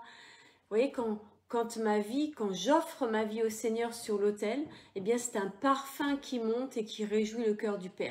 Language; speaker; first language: French; native; French